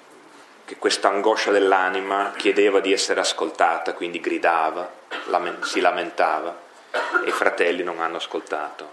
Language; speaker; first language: Italian; native; Italian